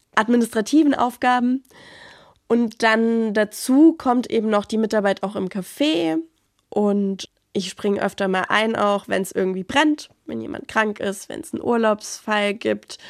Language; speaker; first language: German; native; German